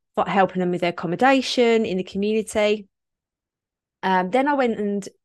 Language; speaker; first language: English; native; English